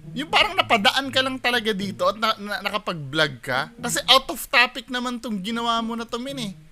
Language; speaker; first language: Filipino; native; Filipino